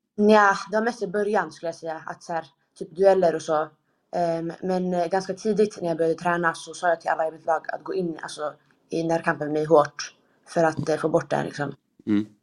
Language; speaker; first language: Swedish; native; Swedish